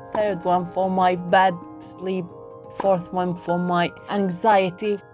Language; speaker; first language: English; non-native, fluent; Arabic